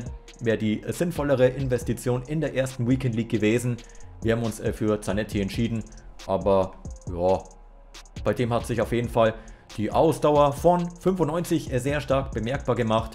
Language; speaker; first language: German; native; German